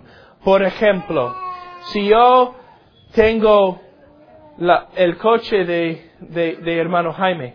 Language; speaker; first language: Spanish; non-native, learner; English